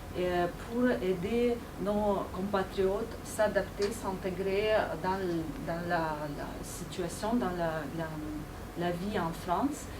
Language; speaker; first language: French; non-native, fluent; Ukrainian